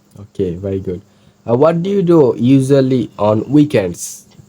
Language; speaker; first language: English; non-native, fluent; Bangla